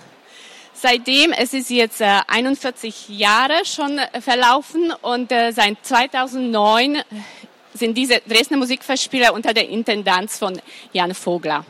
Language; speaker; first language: German; non-native, fluent; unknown